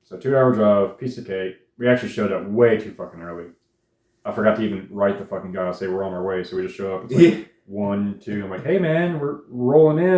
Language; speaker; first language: English; native; English